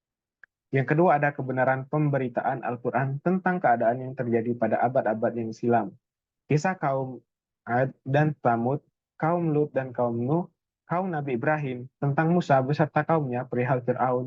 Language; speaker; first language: Indonesian; native; Indonesian